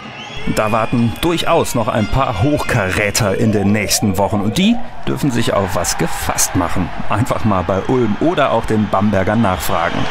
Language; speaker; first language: German; native; German